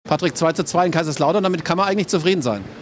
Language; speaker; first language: German; native; German